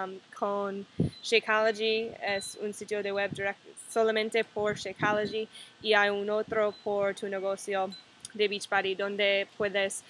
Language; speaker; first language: Spanish; non-native, fluent; English